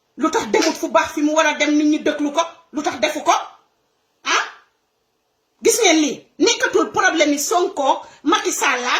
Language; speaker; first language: Wolof; non-native, local second language; Serer